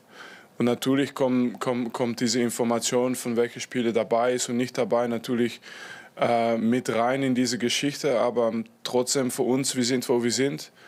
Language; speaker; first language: German; non-native, fluent; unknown